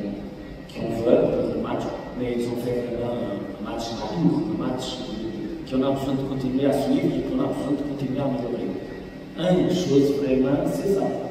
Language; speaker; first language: French; non-native, fluent; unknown